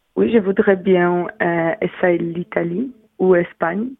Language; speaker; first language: French; non-native, learner; Polish